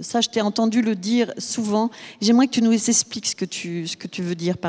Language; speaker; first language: French; native; French